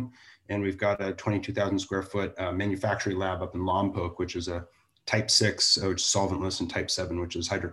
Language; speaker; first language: English; native; English